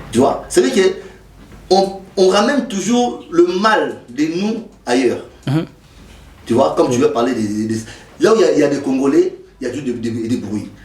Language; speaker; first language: French; non-native, local second language; Lingala